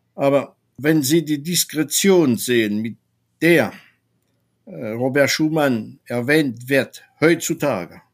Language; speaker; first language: German; non-native, fluent; French